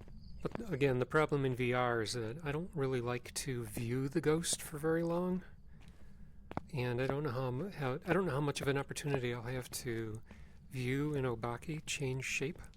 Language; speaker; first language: English; native; English